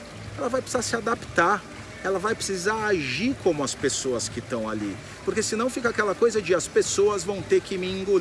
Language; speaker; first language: Portuguese; native; Portuguese